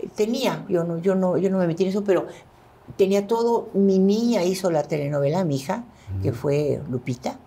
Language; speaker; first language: Spanish; native; Spanish